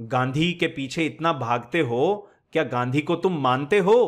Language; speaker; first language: Hindi; native; Hindi